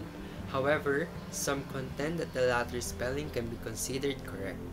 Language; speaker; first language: English; non-native, local second language; Filipino